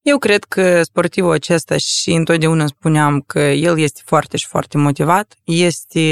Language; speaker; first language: Romanian; non-native, local second language; Russian